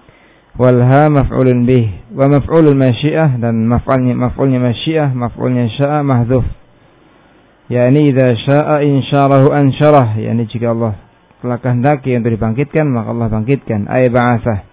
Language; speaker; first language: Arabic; non-native, fluent; Indonesian